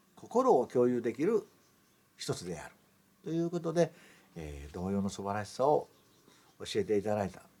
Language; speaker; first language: Japanese; native; Japanese